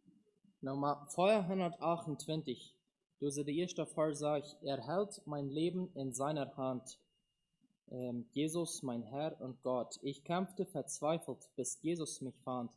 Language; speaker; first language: German; non-native, learner; Low German